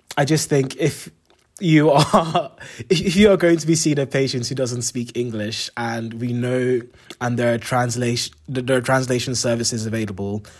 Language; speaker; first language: English; native; English